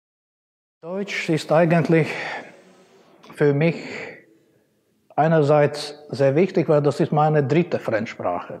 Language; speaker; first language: German; non-native, fluent; Latvian